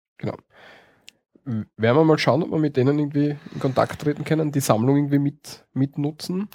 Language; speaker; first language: German; native; German